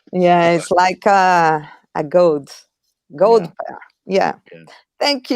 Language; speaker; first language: English; non-native, fluent; Portuguese